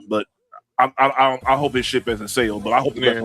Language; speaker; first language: English; native; English